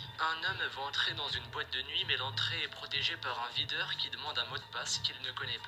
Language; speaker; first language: French; native; French